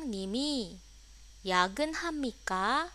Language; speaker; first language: Korean; non-native, fluent; Indonesian